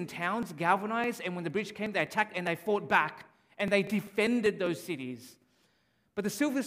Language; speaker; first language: English; native; English